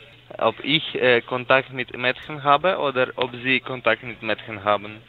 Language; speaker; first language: German; non-native, learner; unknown